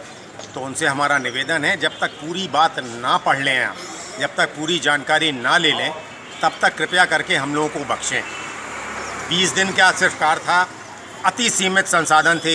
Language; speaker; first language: Hindi; native; Hindi